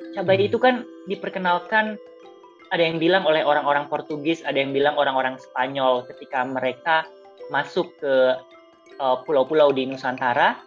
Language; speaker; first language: Indonesian; native; Indonesian